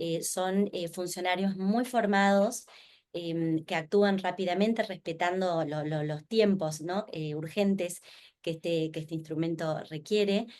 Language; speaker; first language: Spanish; native; Spanish